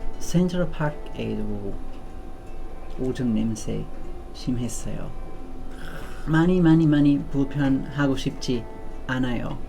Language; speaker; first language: Korean; non-native, learner; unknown